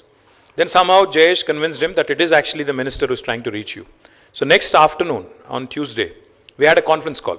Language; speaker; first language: English; non-native, local second language; Telugu